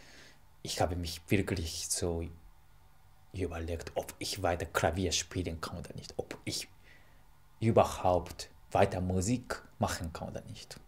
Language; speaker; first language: German; non-native, fluent; Japanese